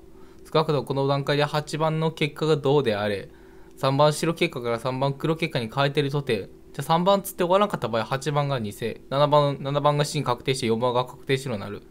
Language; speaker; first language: Japanese; native; Japanese